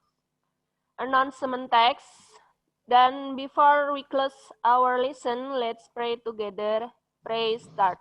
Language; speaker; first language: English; non-native, fluent; Indonesian